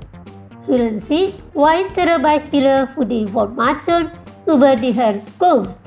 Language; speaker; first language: German; non-native, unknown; Indonesian